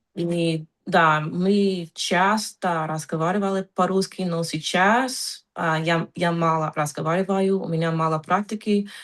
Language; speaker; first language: Russian; non-native, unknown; English